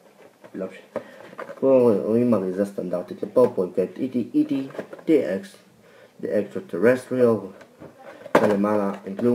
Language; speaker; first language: Hebrew; native; Hebrew